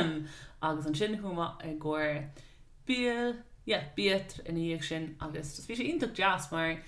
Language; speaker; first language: Irish; non-native, local second language; English